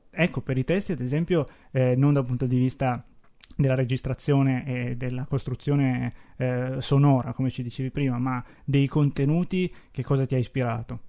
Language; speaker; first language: Italian; native; Italian